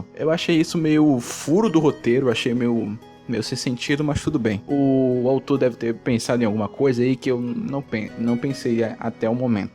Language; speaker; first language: Portuguese; native; Portuguese